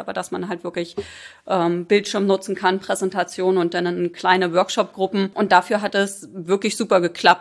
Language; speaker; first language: German; native; German